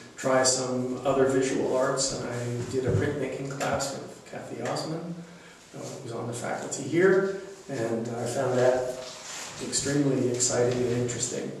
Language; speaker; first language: English; native; English